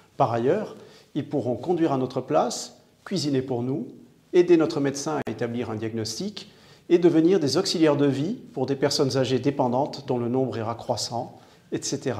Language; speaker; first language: French; native; French